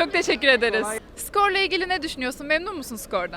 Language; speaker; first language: Turkish; native; Turkish